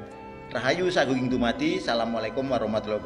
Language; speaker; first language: Indonesian; native; Indonesian